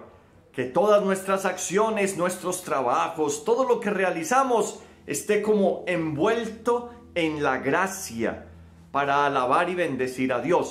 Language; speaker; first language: Spanish; native; Spanish